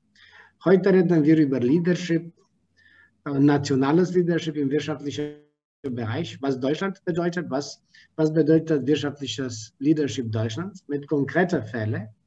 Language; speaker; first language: German; non-native, fluent; Romanian